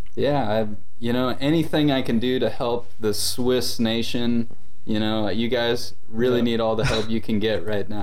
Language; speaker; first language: English; native; English